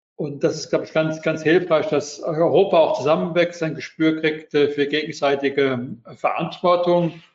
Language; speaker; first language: German; native; German